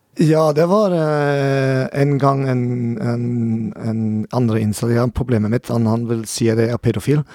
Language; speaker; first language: Norwegian; non-native, learner; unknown